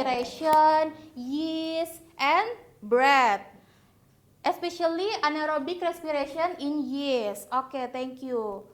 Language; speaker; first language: English; non-native, learner; Indonesian